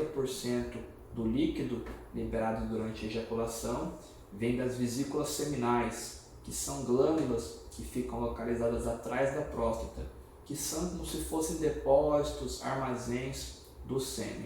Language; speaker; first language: Portuguese; native; Portuguese